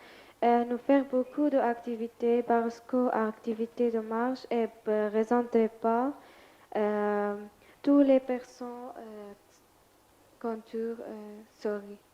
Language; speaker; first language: French; non-native, learner; Arabic